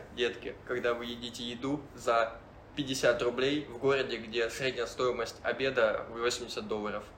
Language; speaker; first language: Russian; native; Russian